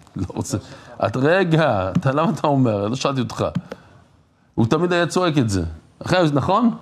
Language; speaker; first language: Hebrew; non-native, fluent; English